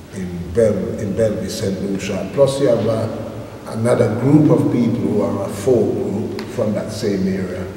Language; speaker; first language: English; native; English